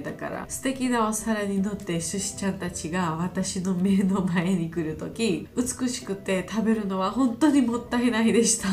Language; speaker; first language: Japanese; non-native, learner; Georgian